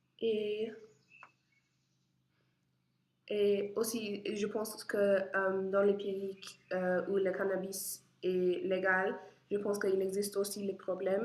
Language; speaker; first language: French; non-native, learner; English